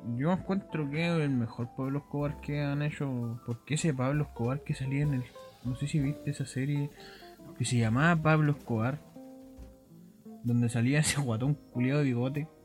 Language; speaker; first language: Spanish; native; Spanish